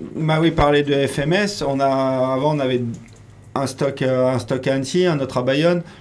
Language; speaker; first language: French; native; French